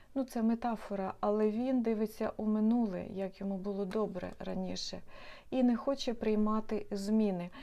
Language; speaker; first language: Ukrainian; non-native, local second language; Russian